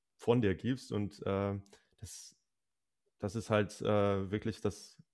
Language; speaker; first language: German; native; German